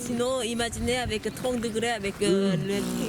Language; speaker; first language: French; non-native, learner; Korean